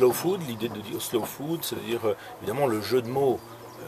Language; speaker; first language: French; native; French